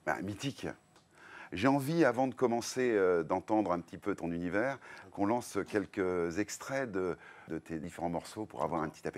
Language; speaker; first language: French; native; French